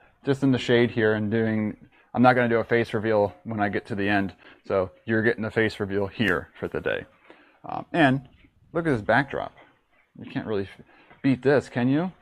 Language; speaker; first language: English; native; English